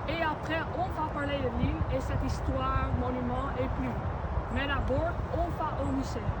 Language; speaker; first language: French; non-native, learner; Dutch